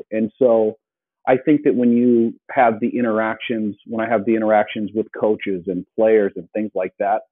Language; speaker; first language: English; native; English